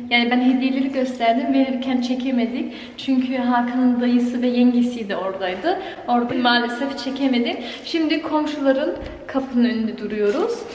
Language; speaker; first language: Turkish; early bilingual, heritage; Turkish